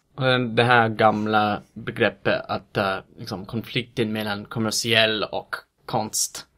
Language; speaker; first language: Swedish; non-native, fluent; English